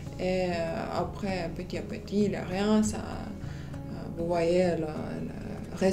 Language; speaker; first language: French; non-native, fluent; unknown